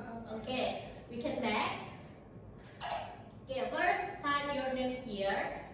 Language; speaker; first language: English; non-native, learner; Indonesian